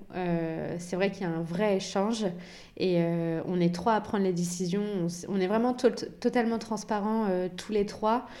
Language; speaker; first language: French; early bilingual, other home language; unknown